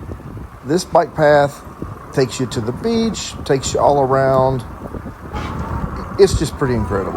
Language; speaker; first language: English; native; English